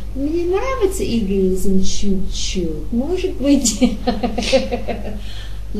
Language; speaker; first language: Russian; non-native, learner; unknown